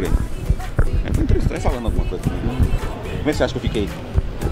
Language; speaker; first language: Portuguese; native; Portuguese